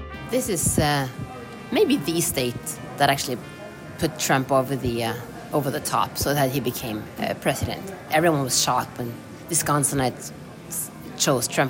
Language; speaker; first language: English; non-native, fluent; Norwegian